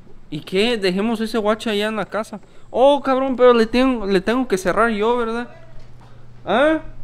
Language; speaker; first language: Spanish; early bilingual, heritage; Spanish